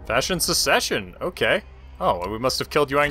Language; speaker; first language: English; native; English